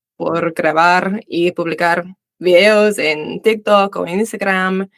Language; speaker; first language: Spanish; non-native, fluent; English